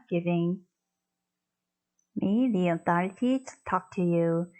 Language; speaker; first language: English; non-native, fluent; Korean